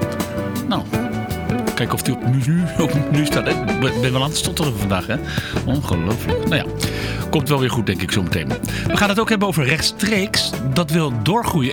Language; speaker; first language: Dutch; native; Dutch